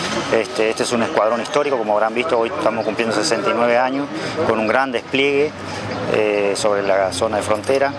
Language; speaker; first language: Spanish; native; Spanish